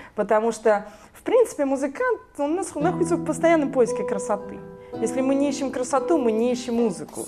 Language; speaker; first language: Russian; non-native, local second language; Belarusian